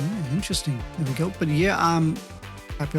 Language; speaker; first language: English; native; English